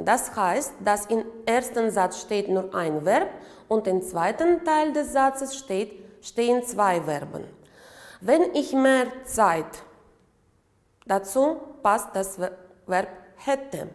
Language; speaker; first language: German; non-native, fluent; Uzbek